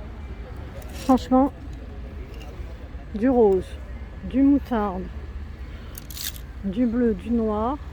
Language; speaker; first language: French; native; French